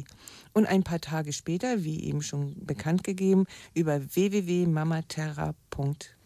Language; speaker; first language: German; native; German